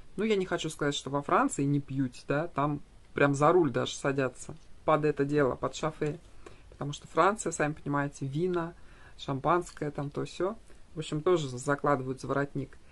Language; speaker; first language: Russian; native; Russian